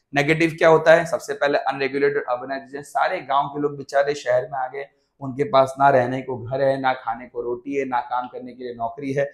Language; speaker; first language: Hindi; non-native, local second language; Gujarati